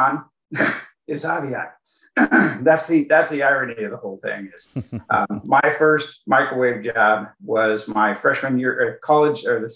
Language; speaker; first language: English; native; English